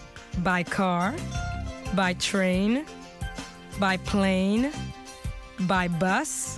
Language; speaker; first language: English; non-native, fluent; French